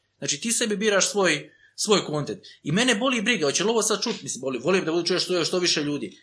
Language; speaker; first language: Croatian; native; Croatian